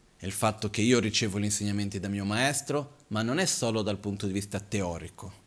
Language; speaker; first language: Italian; non-native, fluent; Portuguese